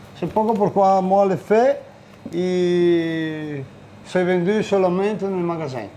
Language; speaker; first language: French; non-native, learner; Italian